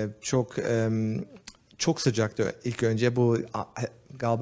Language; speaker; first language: Turkish; early bilingual, heritage; Turkish